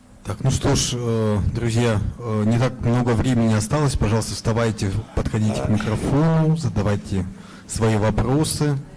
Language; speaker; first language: Russian; native; Russian